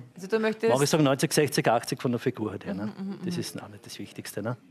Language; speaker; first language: German; native; German